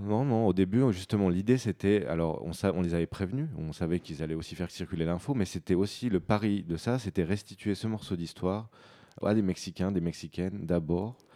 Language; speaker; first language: French; native; French